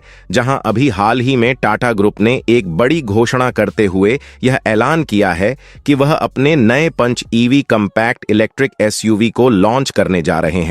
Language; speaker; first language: Hindi; native; Hindi